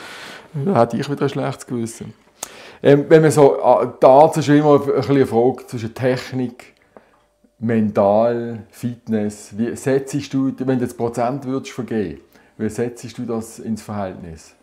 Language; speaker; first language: German; native; German